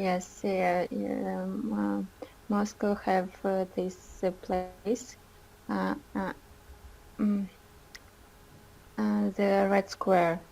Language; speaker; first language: English; non-native, learner; Russian